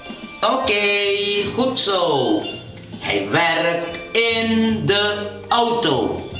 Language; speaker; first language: Dutch; non-native, local second language; Papiamento